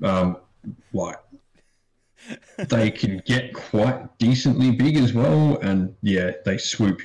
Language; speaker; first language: English; native; English